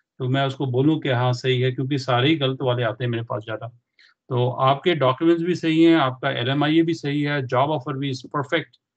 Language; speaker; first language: Hindi; non-native, local second language; Punjabi